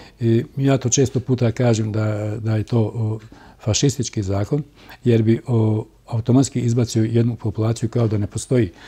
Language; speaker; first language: Croatian; native; Croatian